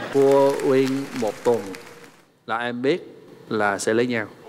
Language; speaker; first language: Vietnamese; non-native, fluent; English